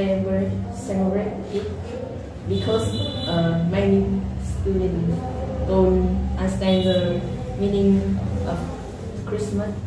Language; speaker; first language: English; non-native, learner; Vietnamese